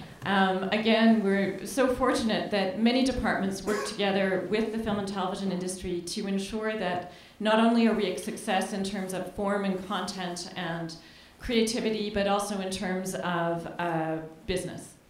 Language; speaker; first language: English; native; English